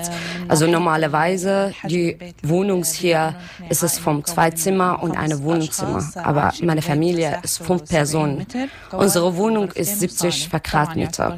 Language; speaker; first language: German; non-native, learner; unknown